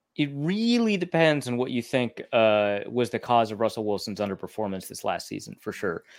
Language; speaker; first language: English; native; English